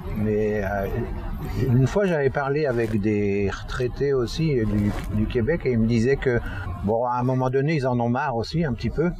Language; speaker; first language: French; native; French